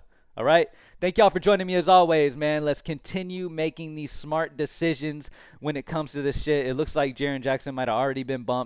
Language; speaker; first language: English; native; English